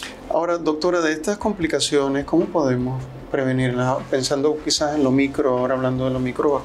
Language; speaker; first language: Spanish; native; Spanish